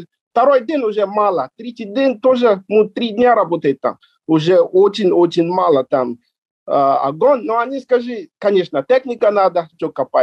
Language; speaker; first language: Russian; non-native, learner; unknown